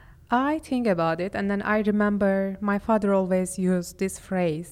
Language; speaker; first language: English; non-native, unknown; Turkish